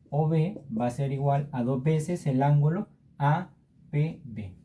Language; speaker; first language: Spanish; native; Spanish